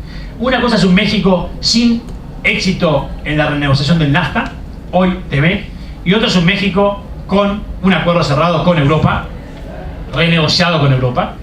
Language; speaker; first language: Spanish; native; Spanish